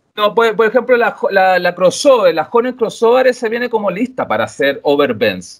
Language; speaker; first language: Spanish; native; Spanish